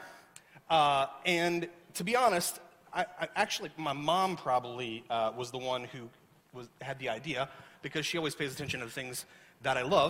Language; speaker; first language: English; native; English